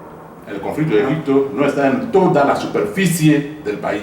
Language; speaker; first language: Spanish; non-native, fluent; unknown